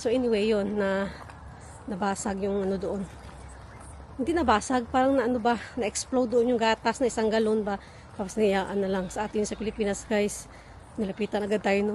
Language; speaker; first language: Filipino; non-native, local second language; Hiligaynon